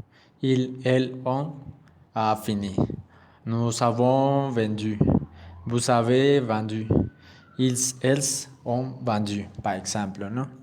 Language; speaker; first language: French; non-native, learner; Spanish